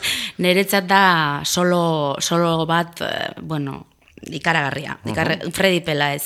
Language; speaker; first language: Basque; non-native, local second language; Spanish